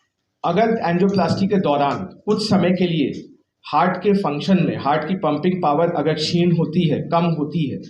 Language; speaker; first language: Hindi; native; Hindi